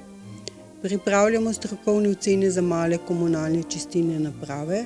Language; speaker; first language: Slovenian; native; Slovenian